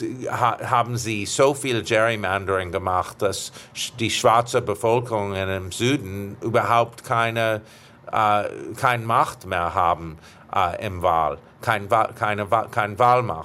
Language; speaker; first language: German; non-native, fluent; English